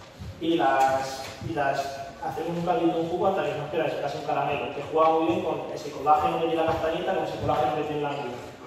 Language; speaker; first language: Spanish; native; Spanish